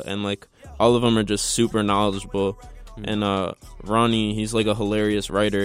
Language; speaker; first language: English; native; English